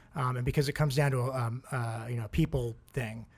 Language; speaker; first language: English; native; English